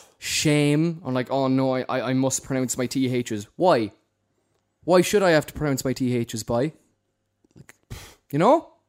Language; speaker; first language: English; native; English